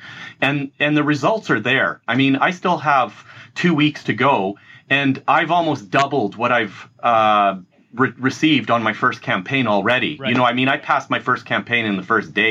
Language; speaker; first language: English; native; English